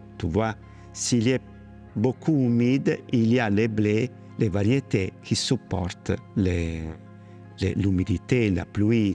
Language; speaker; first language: French; non-native, learner; Italian